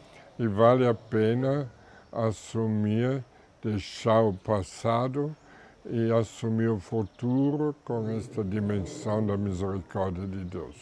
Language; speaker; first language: Portuguese; non-native, fluent; German